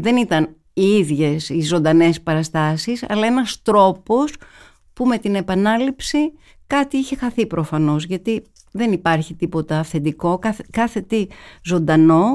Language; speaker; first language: Greek; native; Greek